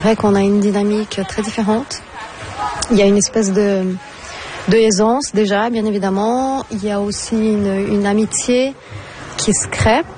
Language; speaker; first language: French; non-native, fluent; Portuguese